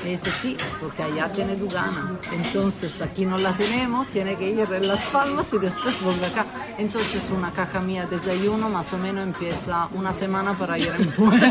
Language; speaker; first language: Spanish; non-native, fluent; Italian